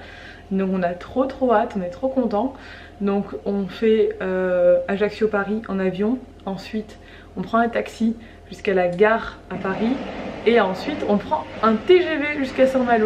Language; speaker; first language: French; native; French